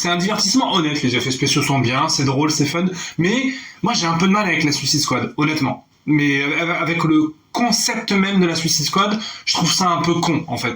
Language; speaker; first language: French; native; French